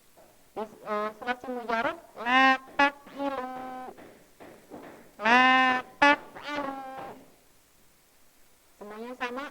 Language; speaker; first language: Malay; non-native, local second language; Sundanese